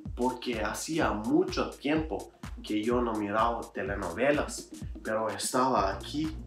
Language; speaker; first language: Spanish; non-native, learner; Albanian